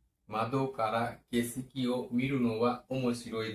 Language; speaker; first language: Japanese; non-native, learner; Bangla